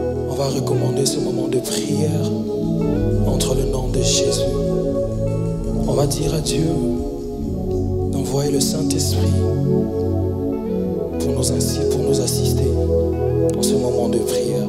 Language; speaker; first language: French; non-native, local second language; Lingala